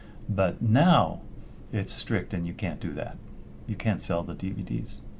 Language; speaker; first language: English; native; English